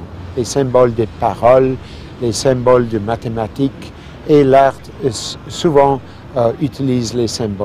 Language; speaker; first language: French; non-native, fluent; English